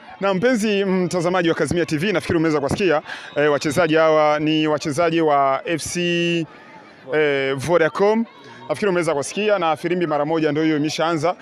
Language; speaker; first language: Swahili; native; Swahili